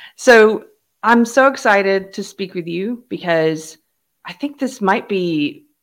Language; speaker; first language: English; native; English